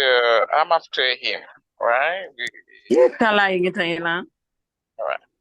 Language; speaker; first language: English; non-native, learner; Haitian Creole